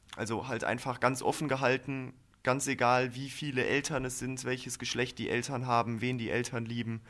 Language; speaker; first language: German; native; German